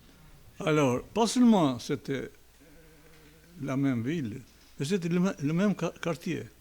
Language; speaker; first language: French; non-native, fluent; Albanian